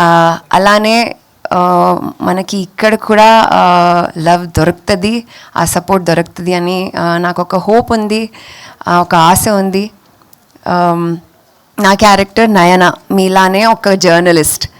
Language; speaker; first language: Telugu; non-native, local second language; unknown